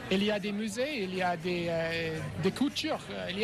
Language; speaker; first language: French; non-native, fluent; English